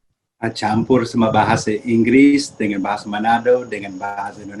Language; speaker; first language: Indonesian; early bilingual, heritage; Indonesian